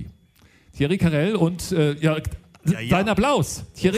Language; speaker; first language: German; native; German